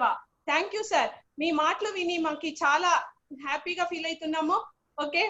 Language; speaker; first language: Telugu; non-native, local second language; Kannada